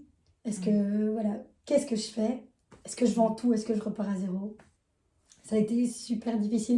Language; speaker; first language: French; native; French